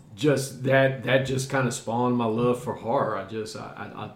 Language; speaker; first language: English; native; English